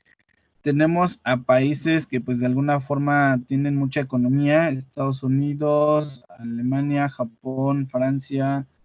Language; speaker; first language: Spanish; native; Spanish